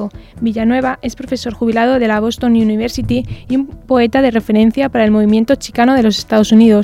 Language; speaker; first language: Spanish; native; Spanish